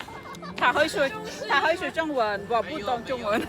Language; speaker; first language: Chinese; non-native, learner; Khmer